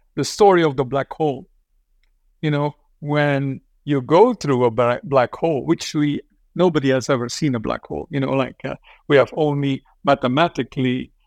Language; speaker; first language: English; non-native, fluent; Dutch